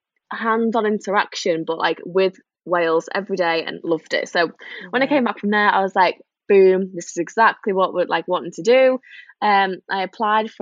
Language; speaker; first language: English; native; English